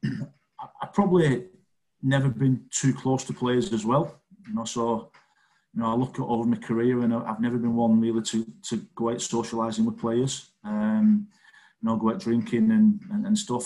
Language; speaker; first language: English; native; English